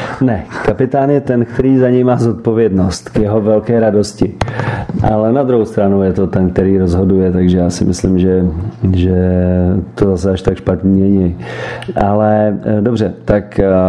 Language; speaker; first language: Czech; native; Czech